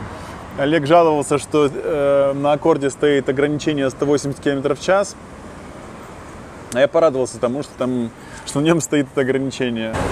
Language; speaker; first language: Russian; native; Russian